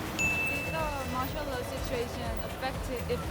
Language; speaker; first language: English; non-native, learner; Korean